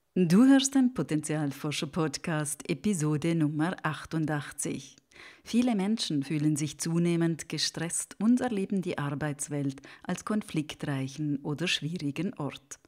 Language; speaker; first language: German; native; German